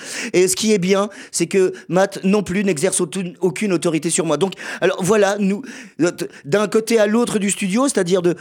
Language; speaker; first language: French; native; French